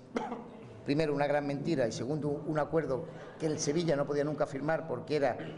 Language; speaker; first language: Spanish; native; Spanish